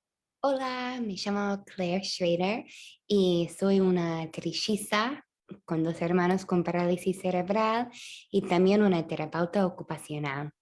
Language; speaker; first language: Spanish; non-native, fluent; English